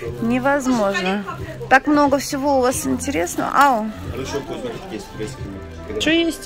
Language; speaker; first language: Russian; native; Russian